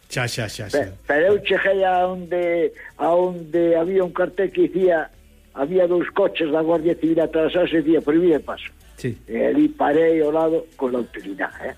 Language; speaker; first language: Galician; native; Galician